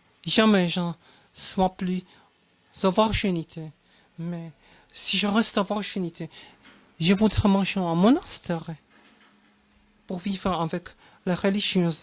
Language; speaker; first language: French; non-native, learner; German